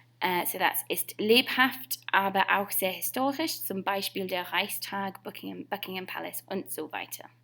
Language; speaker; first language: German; non-native, fluent; English